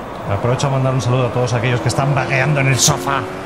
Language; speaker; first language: Spanish; native; Spanish